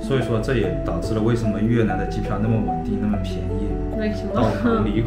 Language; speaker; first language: Chinese; native; Chinese